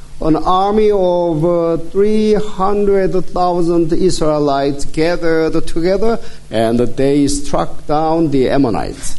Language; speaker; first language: English; non-native, fluent; Korean